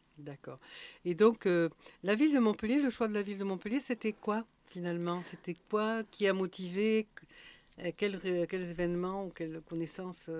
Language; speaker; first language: French; native; French